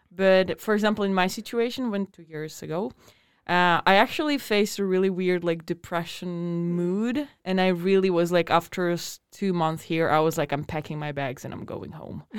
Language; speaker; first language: English; non-native, fluent; Russian